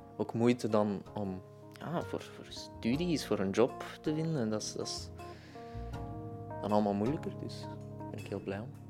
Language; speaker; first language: Dutch; native; Dutch